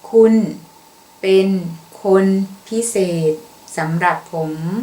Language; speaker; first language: Thai; native; Thai